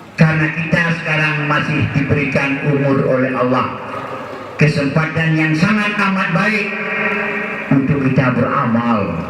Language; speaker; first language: Malay; non-native, local second language; Achinese